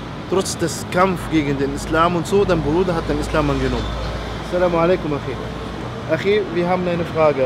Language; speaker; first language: German; non-native, learner; Arabic